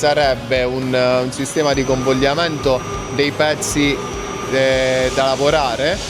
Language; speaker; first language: Italian; native; Italian